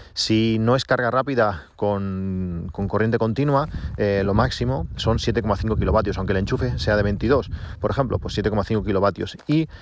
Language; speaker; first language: Spanish; native; Spanish